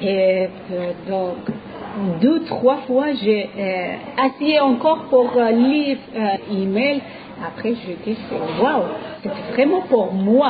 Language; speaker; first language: French; non-native, learner; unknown